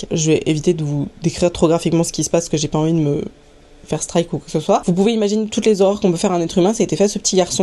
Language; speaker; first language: French; native; French